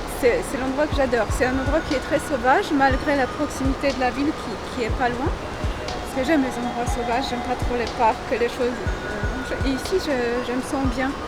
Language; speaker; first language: French; non-native, fluent; Polish